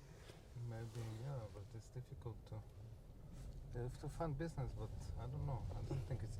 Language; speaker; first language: English; non-native, learner; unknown